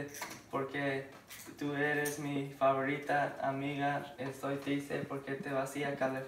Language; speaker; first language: Spanish; non-native, learner; English